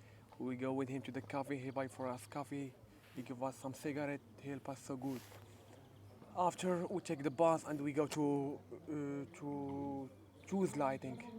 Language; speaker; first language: English; non-native, learner; Arabic